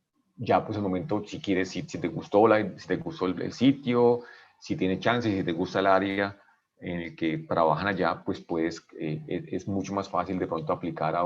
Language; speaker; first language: Spanish; native; Spanish